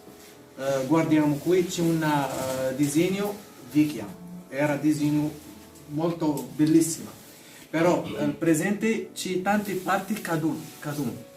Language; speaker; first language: Italian; non-native, learner; Arabic